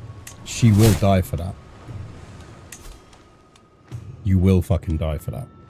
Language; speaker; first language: English; native; English